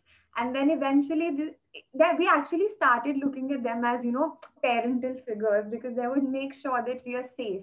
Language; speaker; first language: English; non-native, local second language; Hindi